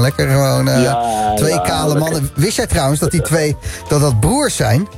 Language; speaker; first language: Dutch; native; Dutch